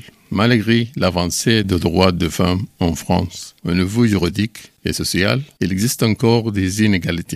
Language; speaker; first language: French; non-native, learner; Arabic